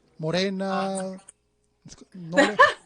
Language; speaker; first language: Spanish; native; Spanish